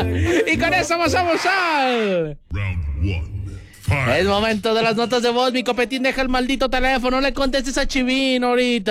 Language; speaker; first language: Spanish; native; Spanish